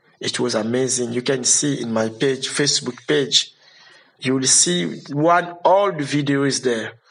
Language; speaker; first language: English; non-native, learner; Lingala